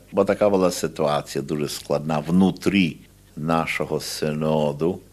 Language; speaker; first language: Ukrainian; early bilingual, heritage; Ukrainian